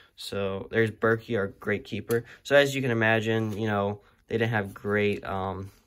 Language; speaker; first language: English; native; English